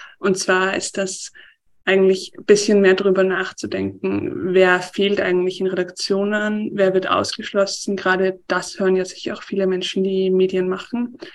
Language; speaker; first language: German; native; German